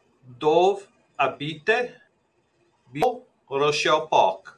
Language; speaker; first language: Italian; non-native, learner; English